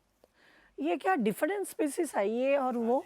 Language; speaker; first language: Hindi; non-native, local second language; Bangla